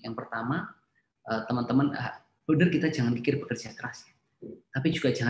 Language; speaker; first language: Indonesian; native; Indonesian